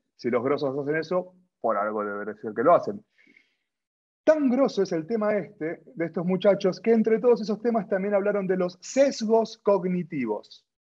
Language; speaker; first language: Spanish; native; Spanish